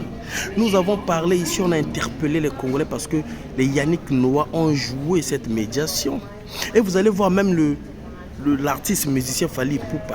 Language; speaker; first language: French; non-native, local second language; Lingala